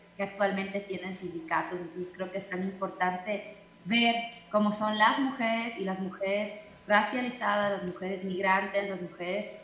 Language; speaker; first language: Spanish; native; Spanish